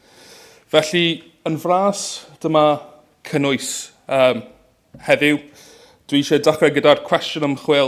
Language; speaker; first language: Welsh; native; Welsh